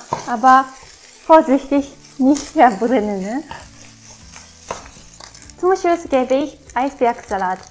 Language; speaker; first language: German; non-native, learner; Japanese